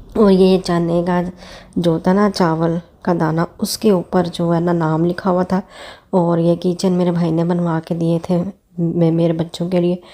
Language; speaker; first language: Urdu; non-native, local second language; Punjabi